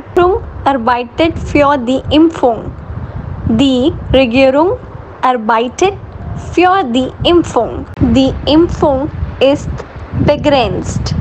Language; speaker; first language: German; non-native, learner; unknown